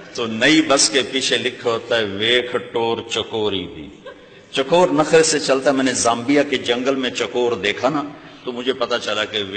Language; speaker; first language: Urdu; non-native, local second language; Punjabi